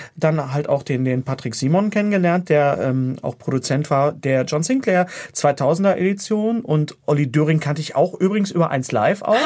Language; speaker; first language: German; native; German